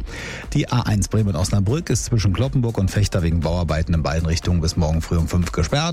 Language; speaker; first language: German; native; German